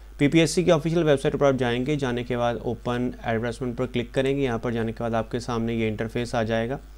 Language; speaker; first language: Hindi; non-native, local second language; Punjabi